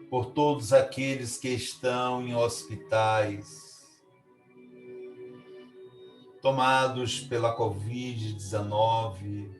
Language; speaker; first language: Portuguese; native; Portuguese